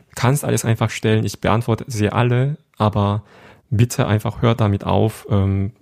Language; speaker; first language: German; non-native, fluent; Korean